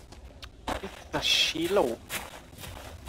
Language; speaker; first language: English; non-native, learner; Hungarian